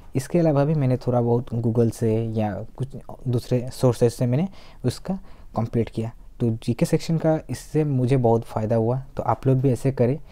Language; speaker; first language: Hindi; non-native, local second language; Bangla